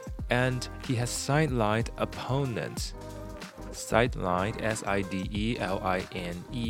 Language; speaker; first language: English; non-native, fluent; Chinese